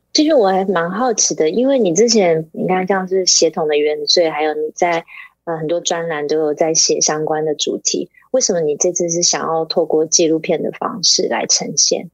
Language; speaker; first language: Chinese; native; Chinese